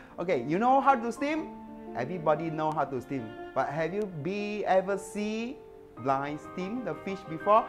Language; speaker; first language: English; non-native, local second language; Chinese